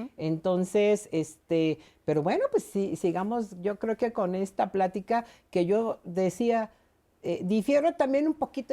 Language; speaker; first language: Spanish; native; Spanish